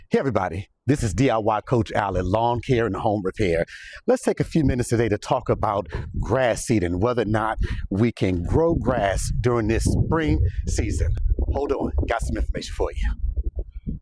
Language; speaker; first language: English; native; English